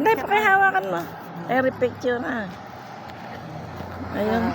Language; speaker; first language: Filipino; native; Filipino